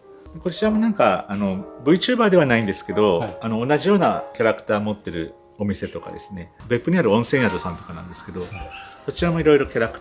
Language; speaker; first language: Japanese; native; Japanese